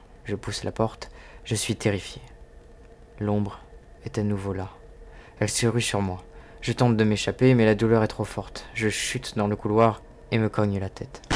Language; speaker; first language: French; native; French